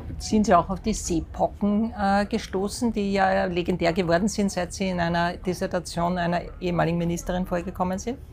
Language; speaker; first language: German; native; German